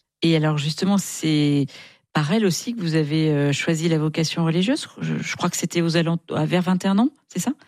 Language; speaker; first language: French; native; French